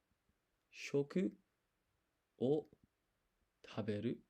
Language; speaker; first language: Japanese; non-native, learner; English